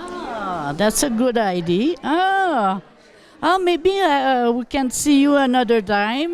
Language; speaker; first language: English; non-native, local second language; French